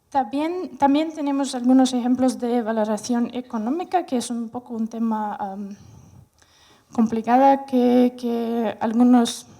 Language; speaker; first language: Spanish; non-native, fluent; Russian